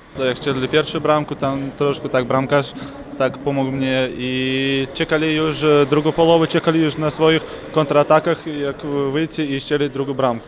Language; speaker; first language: Polish; non-native, learner; Slovak